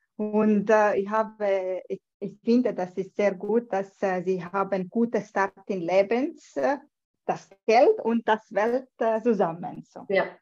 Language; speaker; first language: German; non-native, learner; Estonian